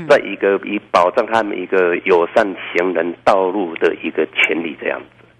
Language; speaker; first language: Chinese; native; Chinese